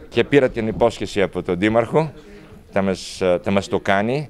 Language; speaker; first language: Greek; non-native, fluent; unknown